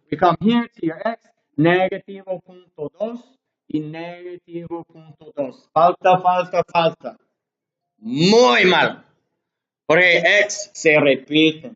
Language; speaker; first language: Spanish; non-native, learner; English